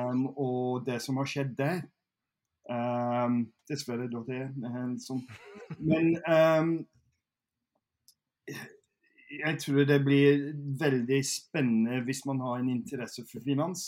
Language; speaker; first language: Norwegian; non-native, fluent; English